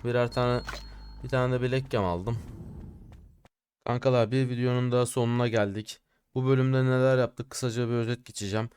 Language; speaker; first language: Turkish; native; Turkish